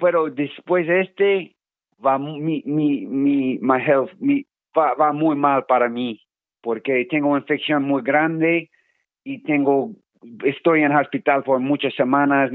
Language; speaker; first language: Spanish; non-native, learner; English